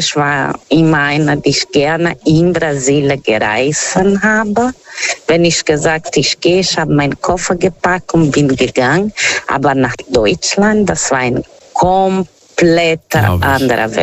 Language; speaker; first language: German; non-native, learner; Portuguese